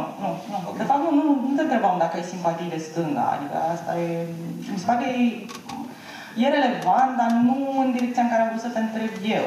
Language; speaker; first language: Romanian; native; Romanian